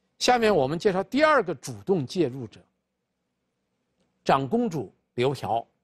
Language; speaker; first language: Chinese; native; Chinese